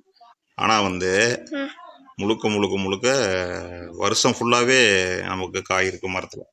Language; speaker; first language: Tamil; native; Tamil